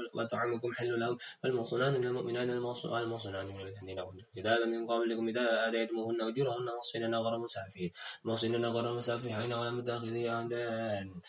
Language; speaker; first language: Arabic; non-native, learner; Indonesian